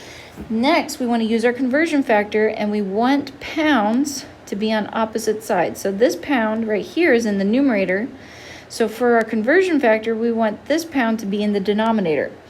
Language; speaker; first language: English; native; English